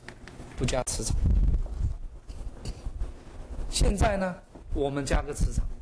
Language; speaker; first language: Chinese; native; Chinese